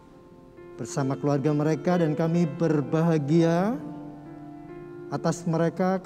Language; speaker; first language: Indonesian; native; Indonesian